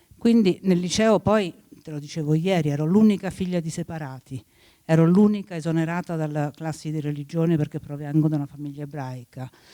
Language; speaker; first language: Italian; early bilingual, other home language; Spanish